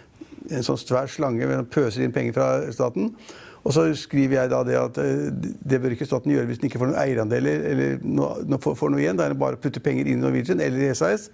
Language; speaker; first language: Norwegian; native; Norwegian